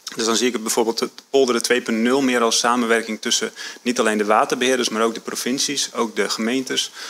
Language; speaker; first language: Dutch; native; Dutch